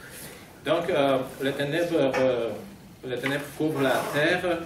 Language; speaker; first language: French; non-native, fluent; Polish